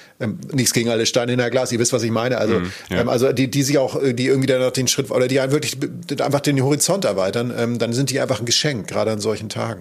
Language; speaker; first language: German; native; German